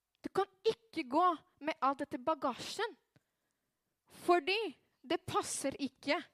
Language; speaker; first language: Norwegian; non-native, fluent; Spanish